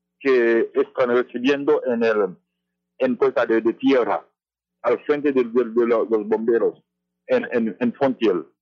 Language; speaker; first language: Spanish; non-native, fluent; Haitian Creole